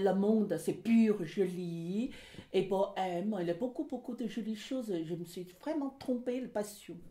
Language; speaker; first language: French; non-native, learner; Chinese